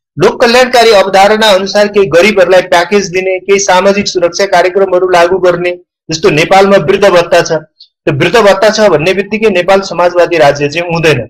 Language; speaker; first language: Nepali; native; Nepali